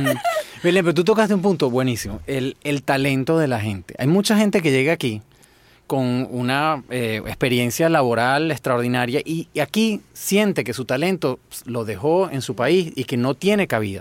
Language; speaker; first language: Spanish; native; Spanish